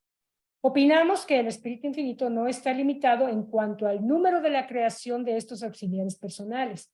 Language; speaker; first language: Spanish; native; Spanish